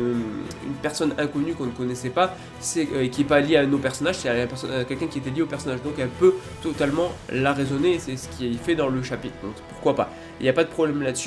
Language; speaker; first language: French; native; French